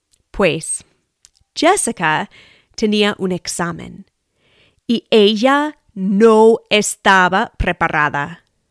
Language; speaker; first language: Spanish; non-native, fluent; English